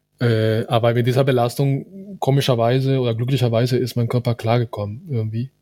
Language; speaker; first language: German; non-native, fluent; Spanish